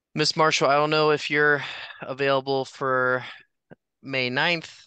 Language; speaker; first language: English; native; English